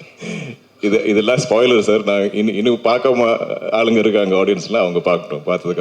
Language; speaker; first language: Tamil; non-native, local second language; Malayalam